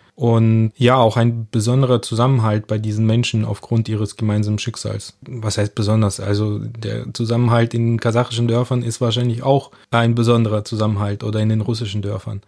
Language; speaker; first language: German; early bilingual, other home language; Russian